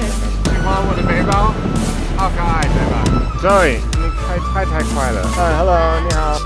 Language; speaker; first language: Chinese; non-native, learner; English